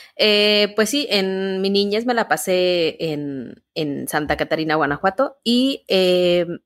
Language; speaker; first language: Spanish; native; Spanish